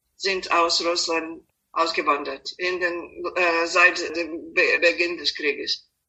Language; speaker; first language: German; non-native, fluent; Serbian